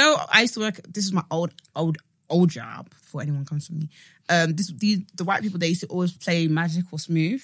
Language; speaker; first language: English; native; English